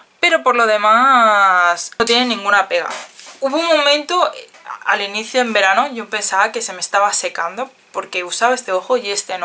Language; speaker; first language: Spanish; native; Spanish